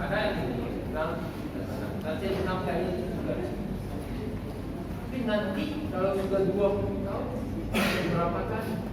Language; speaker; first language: Indonesian; non-native, learner; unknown